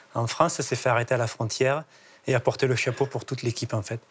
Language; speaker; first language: French; native; French